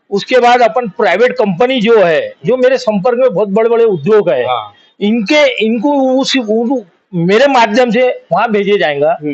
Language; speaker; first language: Hindi; native; Hindi